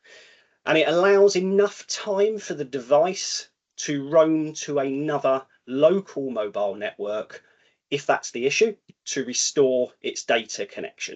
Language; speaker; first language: English; native; English